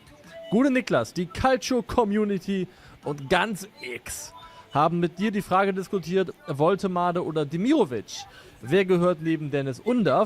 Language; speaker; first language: German; native; German